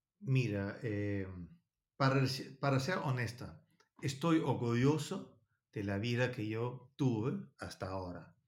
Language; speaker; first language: Spanish; non-native, learner; Danish